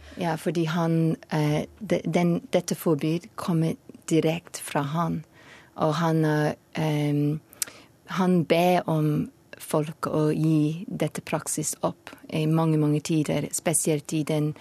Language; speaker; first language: Norwegian; non-native, learner; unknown